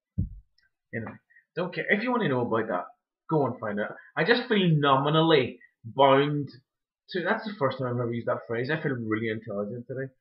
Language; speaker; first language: English; native; English